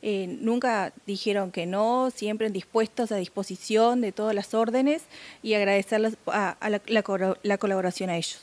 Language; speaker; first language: Spanish; native; Spanish